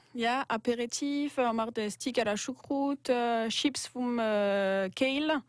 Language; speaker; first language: German; non-native, local second language; French